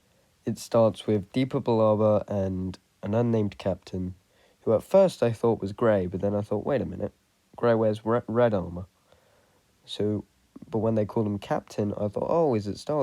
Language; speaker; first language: English; native; English